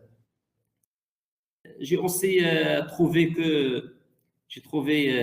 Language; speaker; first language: French; non-native, learner; Arabic